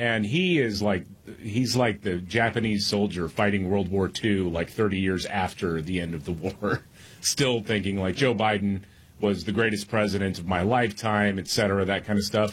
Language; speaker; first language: English; native; English